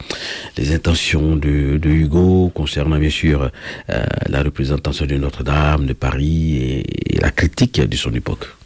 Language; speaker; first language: French; native; French